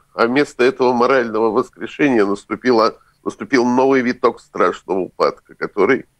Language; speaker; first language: Russian; native; Russian